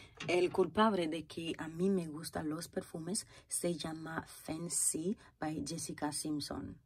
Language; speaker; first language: Spanish; non-native, fluent; Haitian Creole